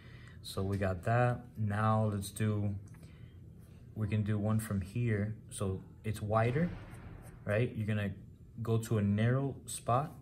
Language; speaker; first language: English; native; English